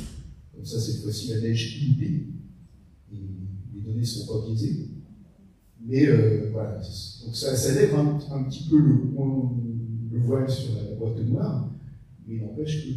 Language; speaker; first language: French; native; French